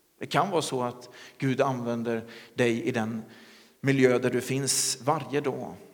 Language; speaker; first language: Swedish; native; Swedish